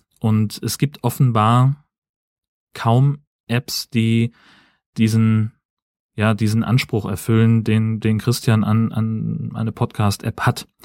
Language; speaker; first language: German; native; German